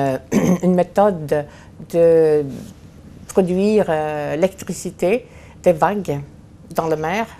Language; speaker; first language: French; non-native, fluent; Swedish